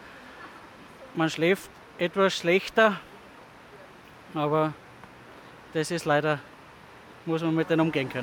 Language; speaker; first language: German; native; German